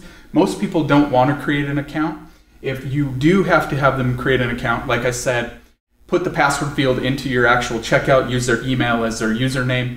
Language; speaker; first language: English; native; English